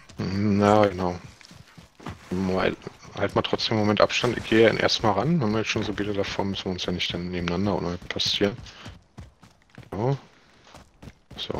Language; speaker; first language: German; native; German